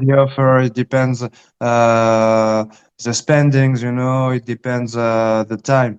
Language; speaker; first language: English; early bilingual, heritage; Spanish